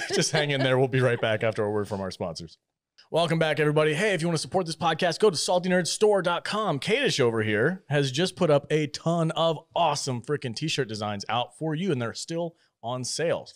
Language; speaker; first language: English; native; English